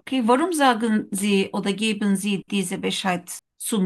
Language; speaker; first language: German; non-native, learner; Turkish